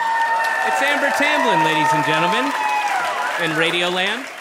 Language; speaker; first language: English; native; English